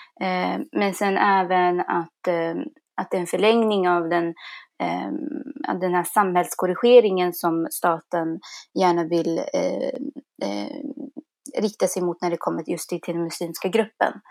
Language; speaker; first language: Swedish; native; Swedish